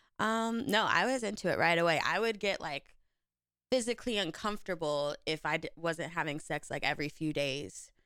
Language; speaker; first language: English; native; English